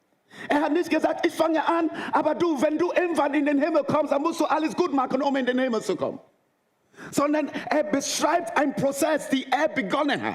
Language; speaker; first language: German; non-native, fluent; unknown